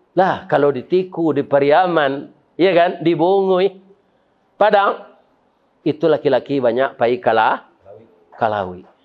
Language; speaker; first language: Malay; non-native, local second language; Minangkabau